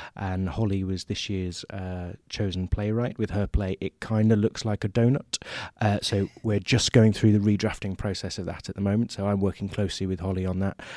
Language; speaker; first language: English; native; English